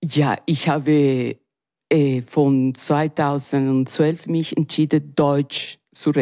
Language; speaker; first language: German; non-native, learner; Spanish